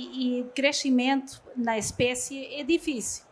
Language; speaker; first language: Portuguese; non-native, fluent; Norwegian